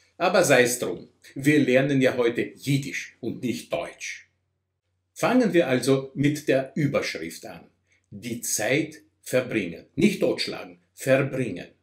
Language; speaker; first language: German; non-native, fluent; Russian